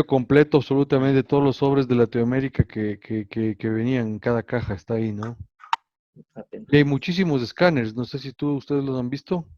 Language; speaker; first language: Spanish; native; Spanish